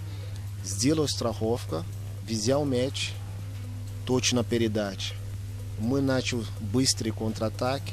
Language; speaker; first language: Russian; non-native, fluent; Portuguese